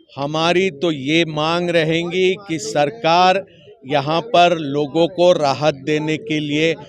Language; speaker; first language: Hindi; non-native, local second language; Gujarati